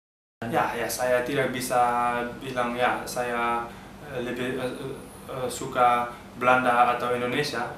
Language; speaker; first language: Indonesian; early bilingual, heritage; Dutch